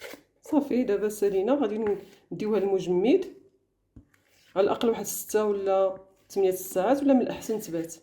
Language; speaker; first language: Arabic; native; Arabic